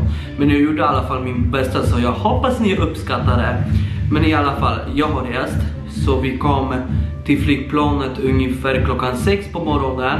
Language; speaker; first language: Swedish; early bilingual, other home language; Polish